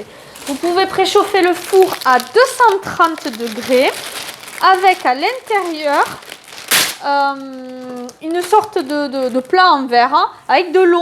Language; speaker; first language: French; native; French